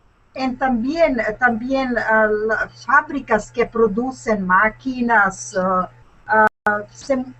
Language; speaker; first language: Spanish; non-native, learner; English